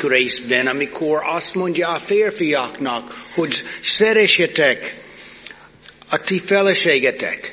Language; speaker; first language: Hungarian; non-native, fluent; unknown